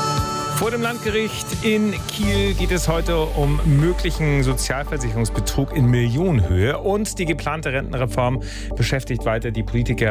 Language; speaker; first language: German; native; German